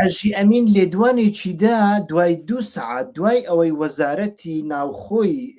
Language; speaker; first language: Central Kurdish; native; Central Kurdish